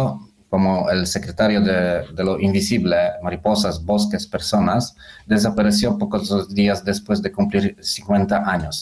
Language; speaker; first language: Spanish; non-native, learner; Polish